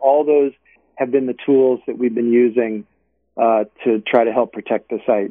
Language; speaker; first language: English; native; English